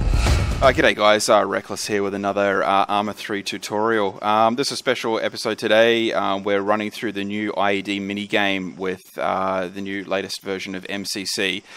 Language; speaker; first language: English; native; English